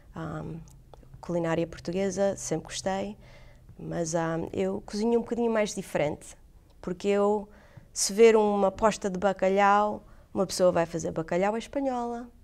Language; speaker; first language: Portuguese; early bilingual, heritage; English